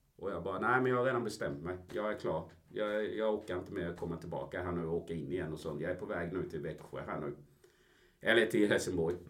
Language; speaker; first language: Swedish; early bilingual, other home language; Spanish